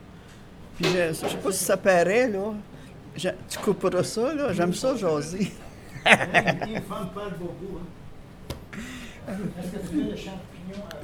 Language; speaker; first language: French; native; French